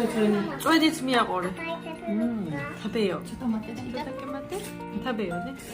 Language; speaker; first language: Japanese; non-native, fluent; Georgian